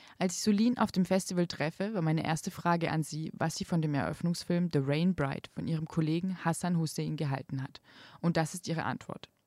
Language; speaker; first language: German; native; German